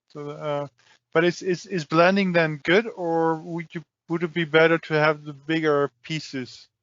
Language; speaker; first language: English; non-native, fluent; Dutch